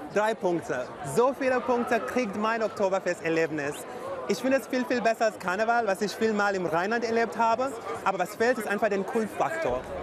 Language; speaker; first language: German; non-native, fluent; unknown